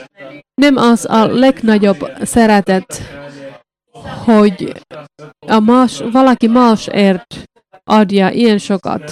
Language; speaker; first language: Hungarian; non-native, learner; Finnish